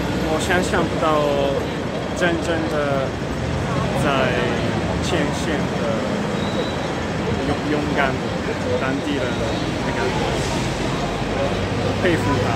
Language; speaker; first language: Chinese; non-native, learner; Italian